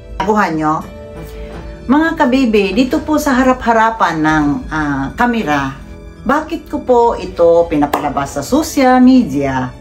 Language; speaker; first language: Filipino; non-native, local second language; Cebuano